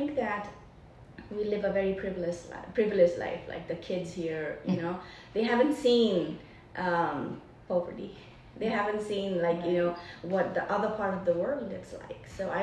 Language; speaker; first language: English; non-native, local second language; Nepali